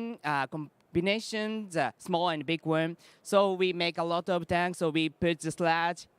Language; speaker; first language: English; non-native, learner; Japanese